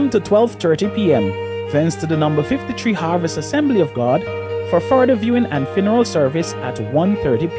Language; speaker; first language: English; native; English